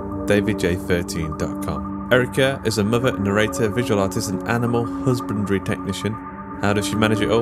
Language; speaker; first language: English; native; English